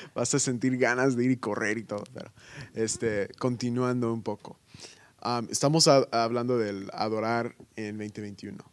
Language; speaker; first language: Spanish; early bilingual, heritage; Spanish